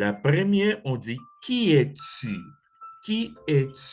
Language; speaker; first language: French; non-native, fluent; Spanish